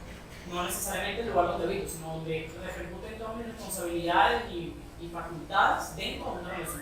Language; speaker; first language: Spanish; native; Spanish